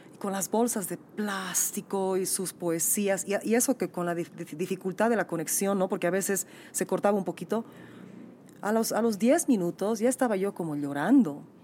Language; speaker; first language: Spanish; native; Spanish